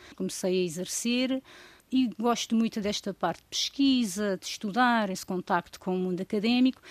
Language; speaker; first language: Portuguese; non-native, local second language; Kabuverdianu